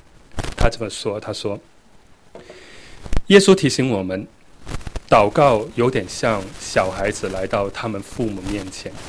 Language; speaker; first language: Chinese; native; Chinese